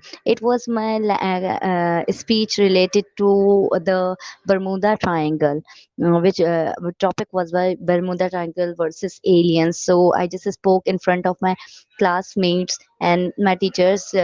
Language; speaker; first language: English; non-native, learner; Urdu